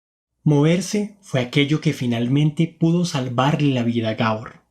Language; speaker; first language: Spanish; native; Spanish